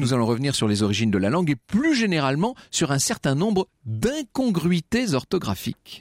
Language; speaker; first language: French; native; French